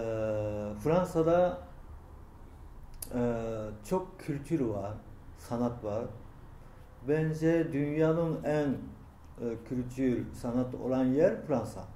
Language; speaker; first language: Turkish; non-native, learner; Japanese